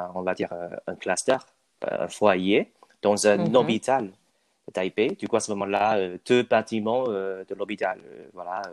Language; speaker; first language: French; non-native, fluent; Chinese